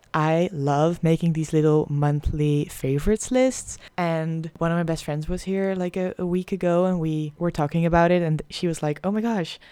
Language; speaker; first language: English; non-native, fluent; Dutch